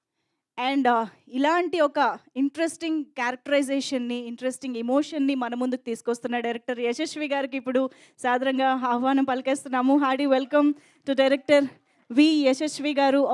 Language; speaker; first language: Telugu; native; Telugu